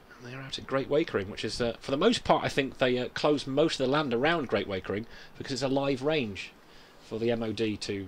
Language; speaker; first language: English; native; English